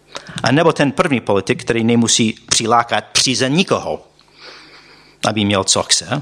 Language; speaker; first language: Czech; non-native, fluent; English